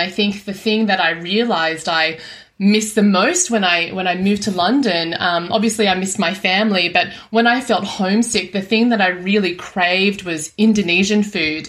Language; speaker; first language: English; native; English